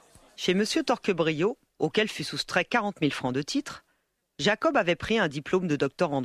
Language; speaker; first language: French; native; French